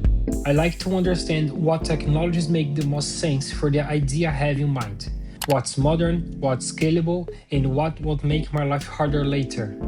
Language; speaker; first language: English; non-native, fluent; Portuguese